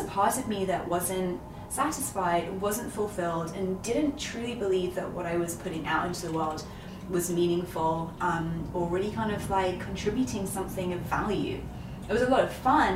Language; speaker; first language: English; native; English